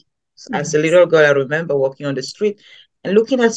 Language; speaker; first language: English; non-native, local second language; French